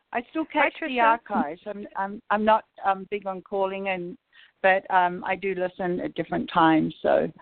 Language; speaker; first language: English; native; English